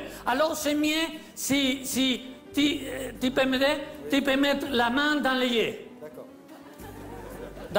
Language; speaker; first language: French; non-native, learner; Spanish